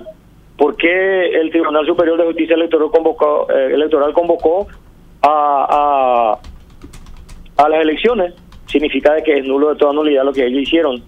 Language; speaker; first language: Spanish; native; Spanish